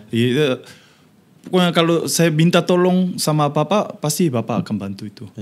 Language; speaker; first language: Indonesian; non-native, fluent; Korean